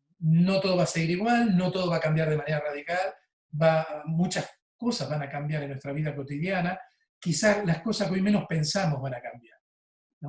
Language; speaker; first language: Spanish; native; Spanish